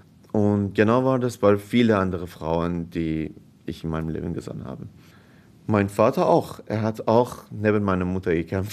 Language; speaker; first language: German; non-native, fluent; Persian